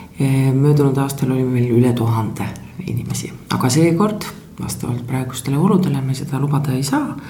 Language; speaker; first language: Estonian; native; Estonian